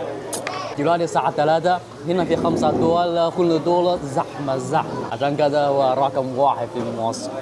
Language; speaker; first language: Arabic; non-native, learner; Chinese